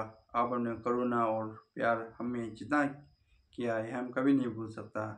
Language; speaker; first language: Hindi; non-native, local second language; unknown